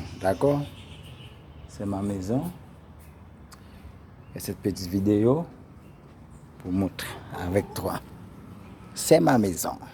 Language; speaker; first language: French; non-native, learner; Haitian Creole